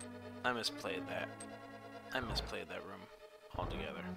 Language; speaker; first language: English; native; English